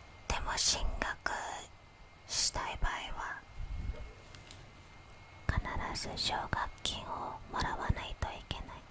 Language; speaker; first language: Japanese; non-native, fluent; Indonesian